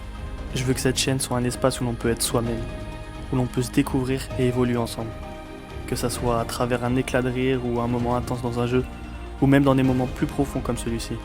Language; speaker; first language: French; native; French